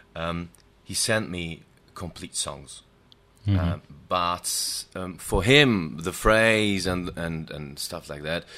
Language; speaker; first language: English; non-native, fluent; German